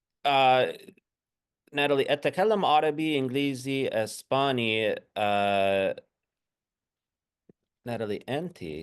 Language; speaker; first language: Arabic; non-native, fluent; English